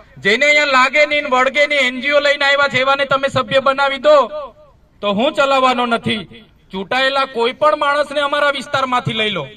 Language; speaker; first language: Gujarati; non-native, local second language; Vasavi